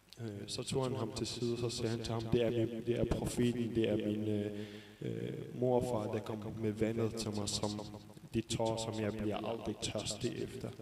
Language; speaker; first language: Danish; early bilingual, other home language; Arabic